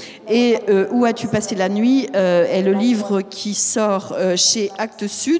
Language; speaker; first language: French; native; French